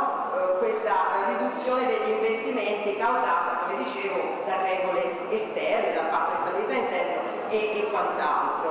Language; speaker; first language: Italian; native; Italian